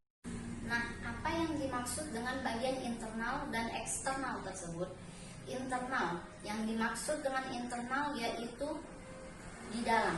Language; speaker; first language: Indonesian; native; Indonesian